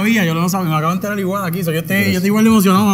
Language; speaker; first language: Spanish; native; Spanish